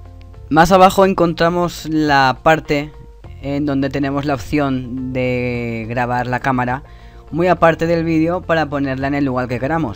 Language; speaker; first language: Spanish; native; Spanish